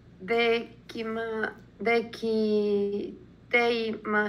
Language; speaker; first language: Japanese; non-native, learner; Spanish